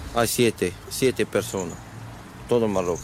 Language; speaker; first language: Spanish; non-native, learner; Arabic